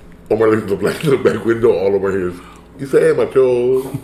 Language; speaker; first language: English; early bilingual, other home language; Spanish